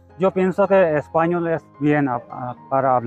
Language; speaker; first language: Spanish; non-native, learner; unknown